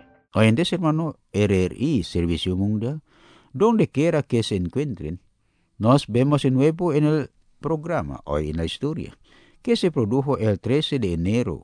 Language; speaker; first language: Spanish; non-native, fluent; Indonesian